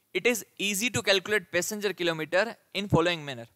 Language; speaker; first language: English; non-native, local second language; Gujarati